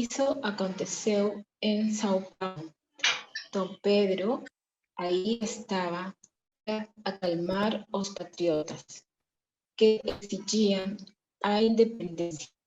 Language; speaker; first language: Portuguese; non-native, learner; Spanish